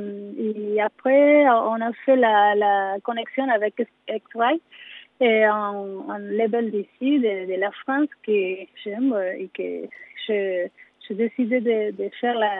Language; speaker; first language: French; non-native, learner; Spanish